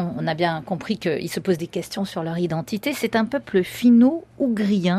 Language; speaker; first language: French; native; French